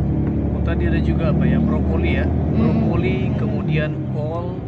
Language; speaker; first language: Indonesian; native; Indonesian